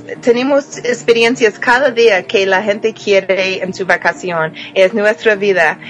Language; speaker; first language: Spanish; non-native, fluent; English